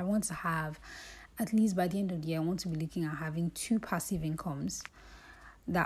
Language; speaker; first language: English; non-native, local second language; Yoruba